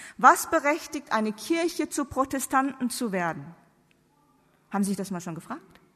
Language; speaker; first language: German; non-native, fluent; Korean